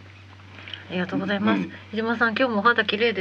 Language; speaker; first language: Japanese; native; Japanese